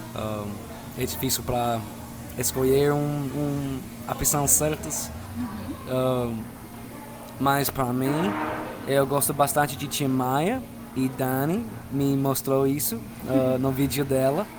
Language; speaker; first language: Portuguese; non-native, fluent; English